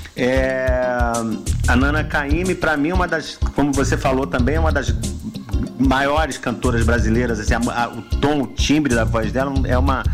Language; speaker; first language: Portuguese; native; Portuguese